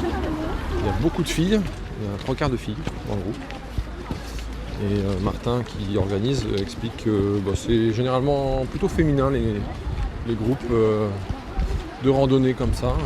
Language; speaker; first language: French; native; French